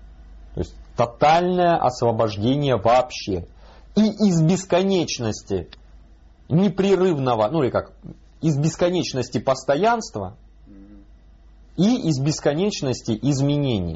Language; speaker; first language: Russian; native; Russian